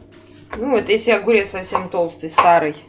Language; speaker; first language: Russian; native; Russian